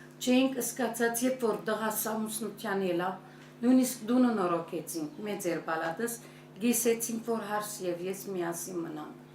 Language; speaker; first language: Armenian; early bilingual, heritage; Armenian